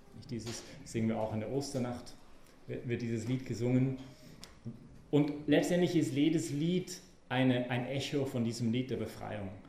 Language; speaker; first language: German; non-native, fluent; English